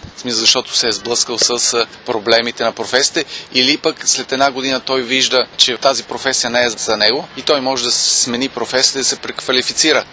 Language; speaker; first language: Bulgarian; non-native, fluent; German